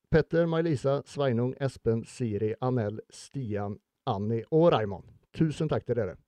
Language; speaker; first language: Norwegian; native; Norwegian